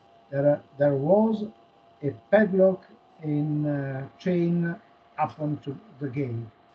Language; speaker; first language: English; non-native, learner; Italian